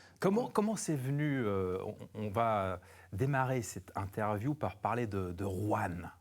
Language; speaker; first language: French; native; French